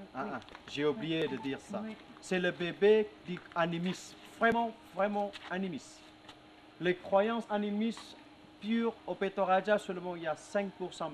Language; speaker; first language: French; non-native, learner; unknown